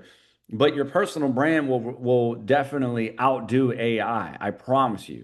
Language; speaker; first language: English; native; English